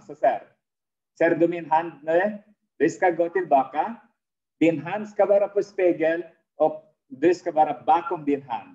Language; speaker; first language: Swedish; non-native, fluent; Arabic